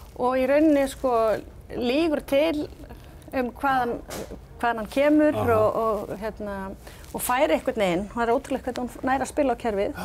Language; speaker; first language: Icelandic; early bilingual, heritage; Icelandic